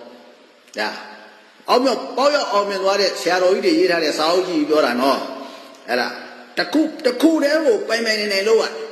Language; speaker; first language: Burmese; native; Burmese